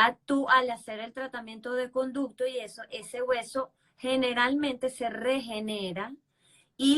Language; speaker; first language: Spanish; native; Spanish